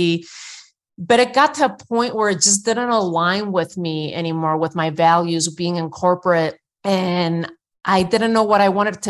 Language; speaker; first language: English; non-native, fluent; Spanish